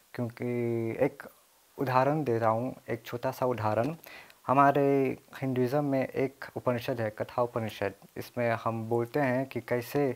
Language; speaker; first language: Hindi; early bilingual, heritage; Hindi